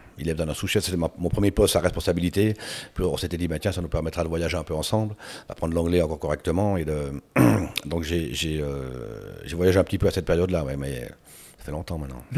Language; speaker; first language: French; native; French